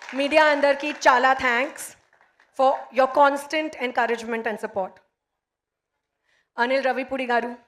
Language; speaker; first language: Telugu; non-native, learner; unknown